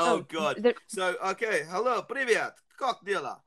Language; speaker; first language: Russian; non-native, learner; English